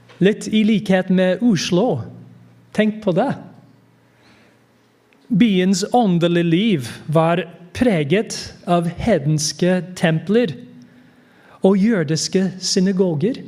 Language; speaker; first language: Norwegian; non-native, fluent; English